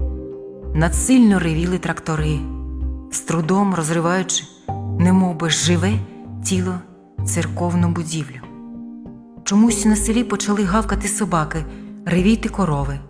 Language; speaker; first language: Ukrainian; native; Ukrainian